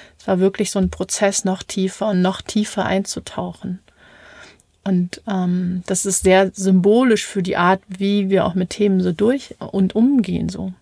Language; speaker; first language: German; native; German